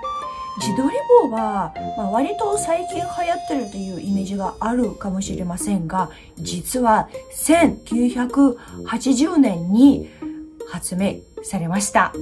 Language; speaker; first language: Japanese; non-native, fluent; Russian